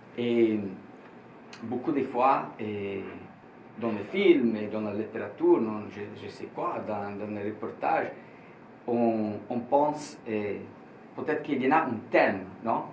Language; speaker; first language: French; non-native, learner; Italian